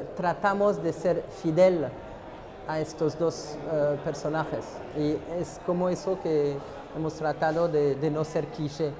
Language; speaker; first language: Spanish; non-native, fluent; French